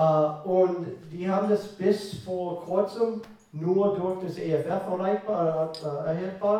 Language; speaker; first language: German; non-native, fluent; English